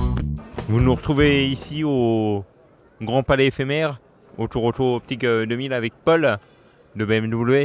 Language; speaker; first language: French; native; French